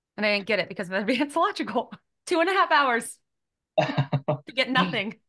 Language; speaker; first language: English; native; English